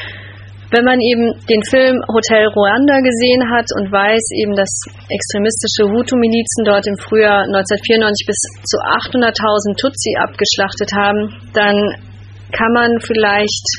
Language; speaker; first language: German; native; German